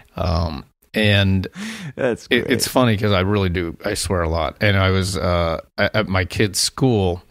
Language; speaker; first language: English; native; English